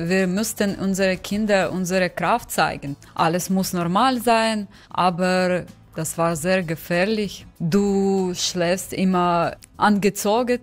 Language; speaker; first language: German; non-native, learner; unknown